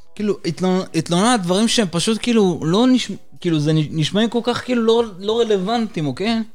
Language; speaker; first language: Hebrew; early bilingual, other home language; Russian